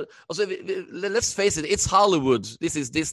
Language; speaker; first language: English; non-native, fluent; Norwegian